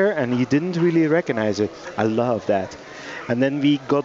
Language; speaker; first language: English; non-native, fluent; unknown